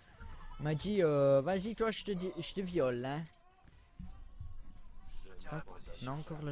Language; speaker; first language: French; native; French